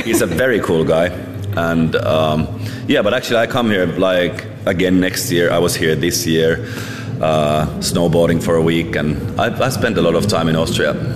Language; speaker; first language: English; non-native, fluent; Finnish